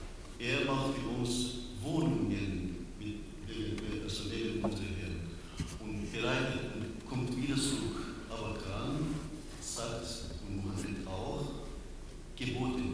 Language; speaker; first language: German; non-native, learner; Persian